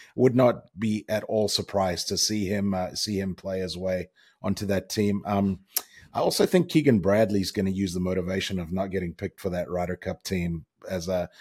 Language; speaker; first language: English; native; English